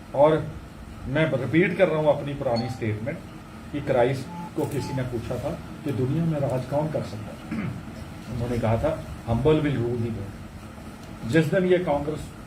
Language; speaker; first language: Hindi; non-native, local second language; Punjabi